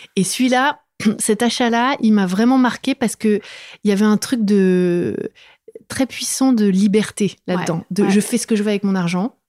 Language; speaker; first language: French; native; French